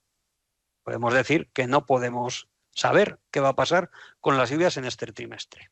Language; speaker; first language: Spanish; native; Spanish